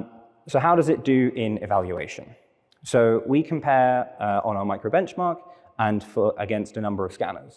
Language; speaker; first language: English; native; English